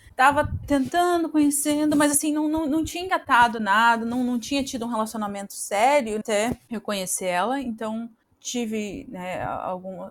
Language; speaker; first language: Portuguese; native; Portuguese